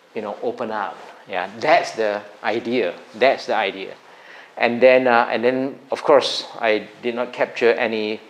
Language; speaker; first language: English; non-native, local second language; Min Nan Chinese